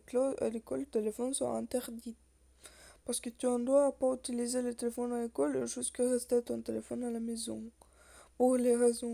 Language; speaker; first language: French; non-native, learner; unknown